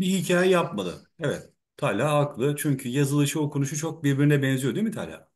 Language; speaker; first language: Turkish; native; Turkish